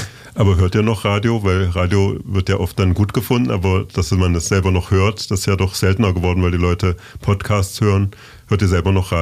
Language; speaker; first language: German; native; German